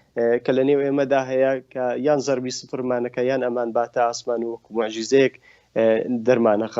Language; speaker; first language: Central Kurdish; native; Central Kurdish